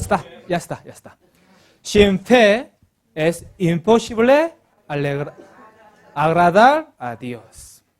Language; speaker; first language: Spanish; non-native, learner; Korean